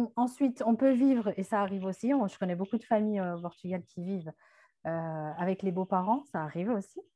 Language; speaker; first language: French; native; French